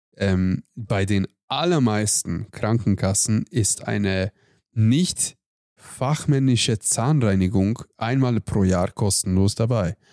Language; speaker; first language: German; non-native, fluent; Hungarian